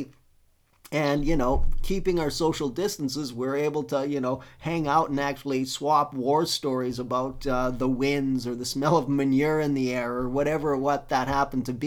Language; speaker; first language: English; native; English